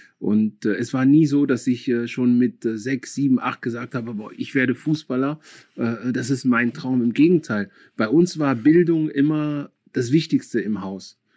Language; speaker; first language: German; early bilingual, other home language; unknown